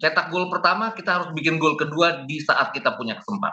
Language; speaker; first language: Indonesian; native; Indonesian